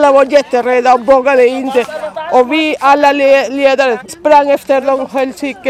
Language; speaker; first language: Swedish; non-native, learner; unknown